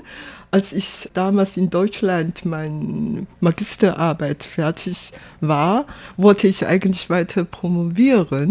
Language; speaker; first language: German; non-native, fluent; Chinese